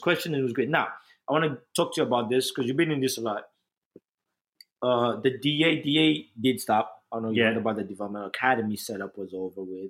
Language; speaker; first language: English; non-native, local second language; Ganda